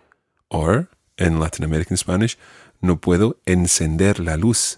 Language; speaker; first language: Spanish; non-native, fluent; English